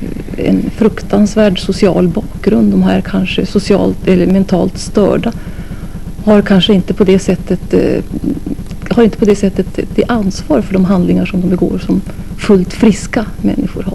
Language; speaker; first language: Swedish; native; Swedish